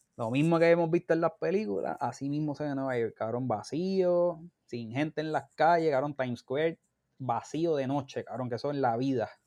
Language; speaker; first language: Spanish; native; Spanish